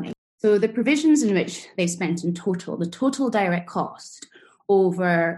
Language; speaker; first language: English; native; English